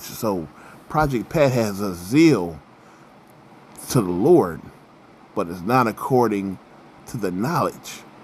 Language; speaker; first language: English; native; English